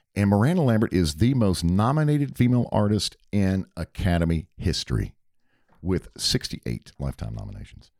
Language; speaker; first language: English; native; English